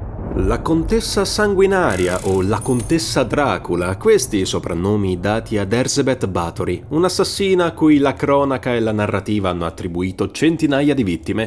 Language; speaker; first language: Italian; native; Italian